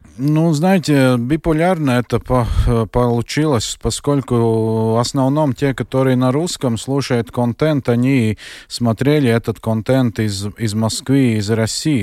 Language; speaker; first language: Russian; non-native, local second language; Latvian